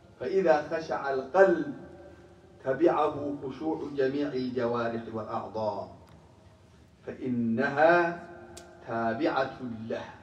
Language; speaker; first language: Arabic; non-native, local second language; Somali